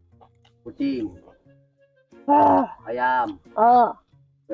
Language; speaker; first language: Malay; non-native, local second language; Sundanese